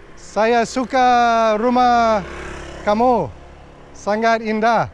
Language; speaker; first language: Indonesian; non-native, learner; English